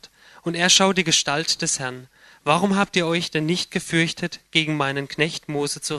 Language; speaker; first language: German; native; German